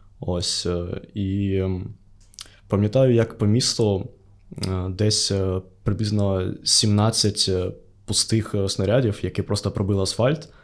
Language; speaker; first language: Ukrainian; non-native, local second language; Russian